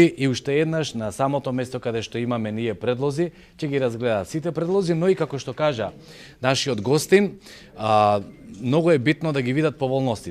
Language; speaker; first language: Macedonian; native; Macedonian